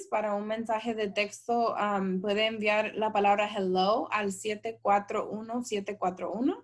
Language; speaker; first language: Spanish; early bilingual, heritage; Spanish